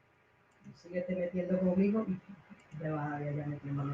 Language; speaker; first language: Spanish; native; Spanish